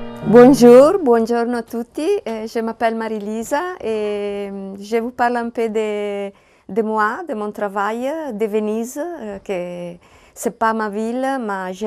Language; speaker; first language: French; non-native, learner; Italian